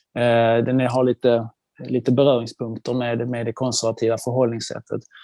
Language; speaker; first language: Swedish; native; Swedish